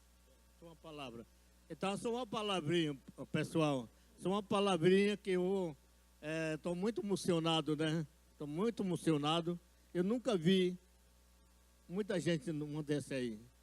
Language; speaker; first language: Portuguese; non-native, local second language; Yanomámi